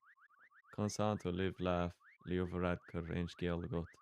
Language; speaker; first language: Irish; non-native, local second language; English